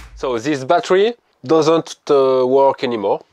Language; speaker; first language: English; non-native, learner; French